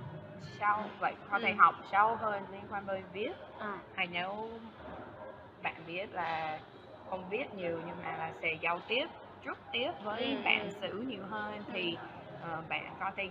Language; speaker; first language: Vietnamese; non-native, fluent; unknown